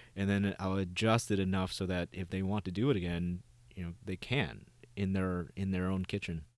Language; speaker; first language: English; early bilingual, other home language; Vietnamese